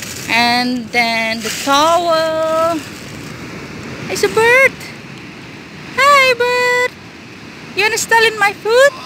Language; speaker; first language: English; non-native, learner; Indonesian